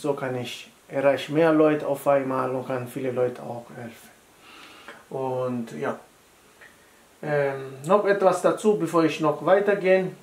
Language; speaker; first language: German; non-native, fluent; Italian